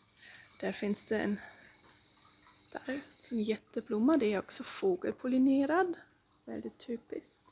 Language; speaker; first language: Swedish; non-native, fluent; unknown